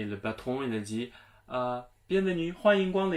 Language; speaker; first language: French; non-native, local second language; Chinese